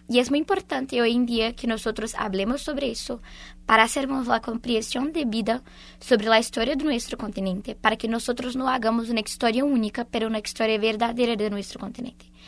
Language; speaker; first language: Spanish; non-native, fluent; Portuguese